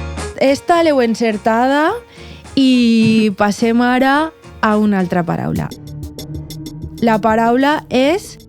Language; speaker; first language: Catalan; native; Catalan